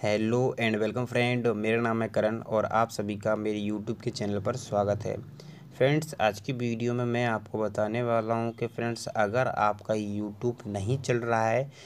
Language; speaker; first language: Hindi; native; Hindi